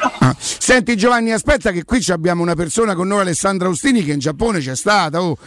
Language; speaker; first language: Italian; native; Italian